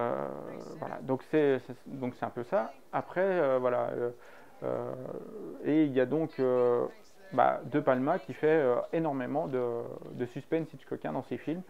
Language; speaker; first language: French; native; French